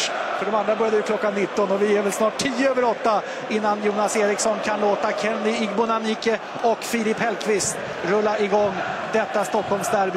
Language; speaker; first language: Swedish; native; Swedish